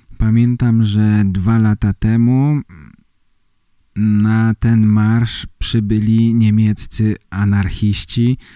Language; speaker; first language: Polish; native; Polish